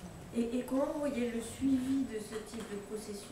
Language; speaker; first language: French; native; French